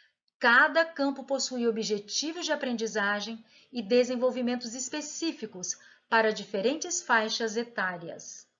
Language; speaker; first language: Portuguese; native; Portuguese